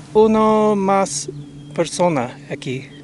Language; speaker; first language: Spanish; non-native, learner; English